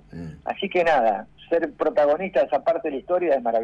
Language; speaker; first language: Spanish; native; Spanish